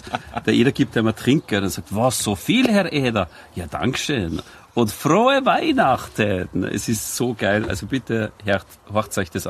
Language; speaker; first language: German; native; German